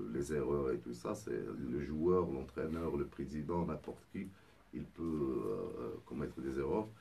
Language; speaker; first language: French; non-native, local second language; Arabic